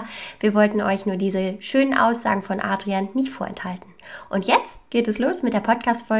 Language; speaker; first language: German; native; German